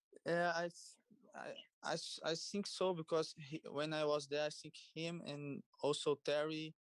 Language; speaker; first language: English; non-native, learner; Portuguese